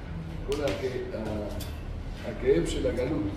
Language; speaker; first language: Hebrew; non-native, fluent; Spanish